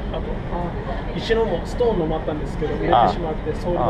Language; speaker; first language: Japanese; native; Japanese